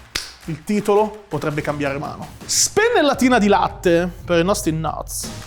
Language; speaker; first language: Italian; native; Italian